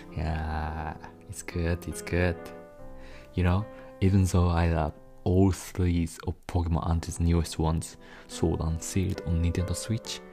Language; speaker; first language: English; non-native, fluent; Japanese